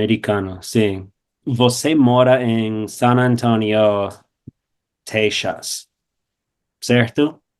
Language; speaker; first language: Portuguese; non-native, fluent; English